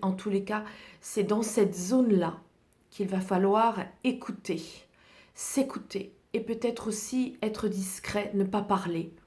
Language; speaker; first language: French; native; French